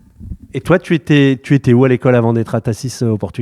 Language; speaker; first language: French; native; French